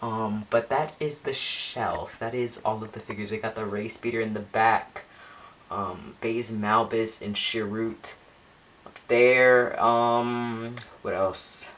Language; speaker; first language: English; native; English